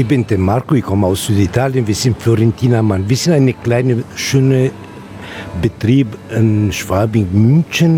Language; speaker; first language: German; non-native, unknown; Italian